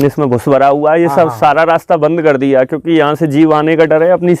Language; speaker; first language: Hindi; native; Hindi